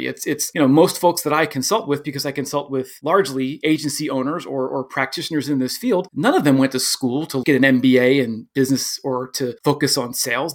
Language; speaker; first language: English; native; English